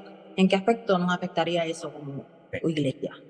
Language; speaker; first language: Spanish; native; Spanish